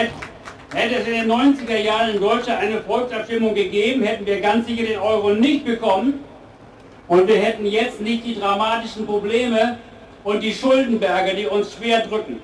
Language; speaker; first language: German; native; German